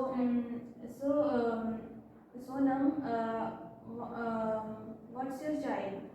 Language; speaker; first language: English; non-native, learner; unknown